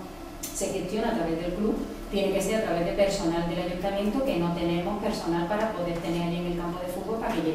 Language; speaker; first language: Spanish; native; Spanish